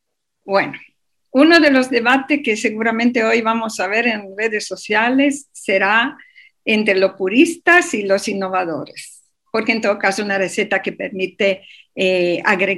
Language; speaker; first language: Spanish; non-native, fluent; Italian